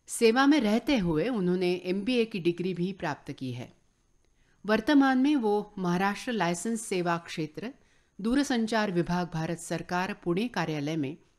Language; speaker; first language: Hindi; non-native, local second language; Marathi